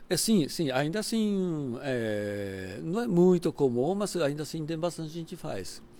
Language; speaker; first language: Portuguese; non-native, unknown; Japanese